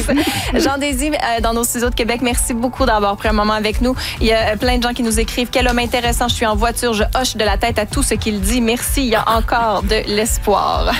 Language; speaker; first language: French; native; French